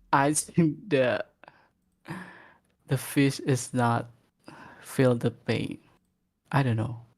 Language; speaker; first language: English; non-native, learner; Indonesian